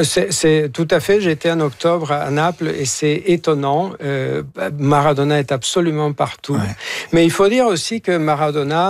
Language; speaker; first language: French; non-native, fluent; Spanish